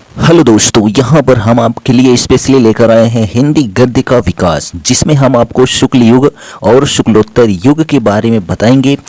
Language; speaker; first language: Hindi; native; Hindi